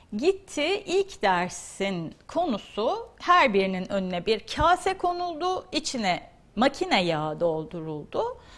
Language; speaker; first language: Turkish; native; Turkish